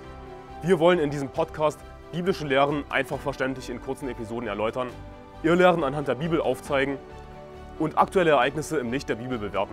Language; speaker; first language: German; native; German